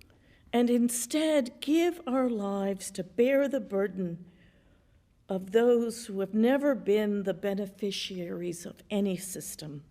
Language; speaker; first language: English; native; English